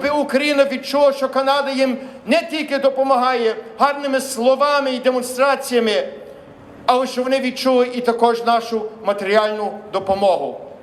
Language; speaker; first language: Ukrainian; early bilingual, heritage; Ukrainian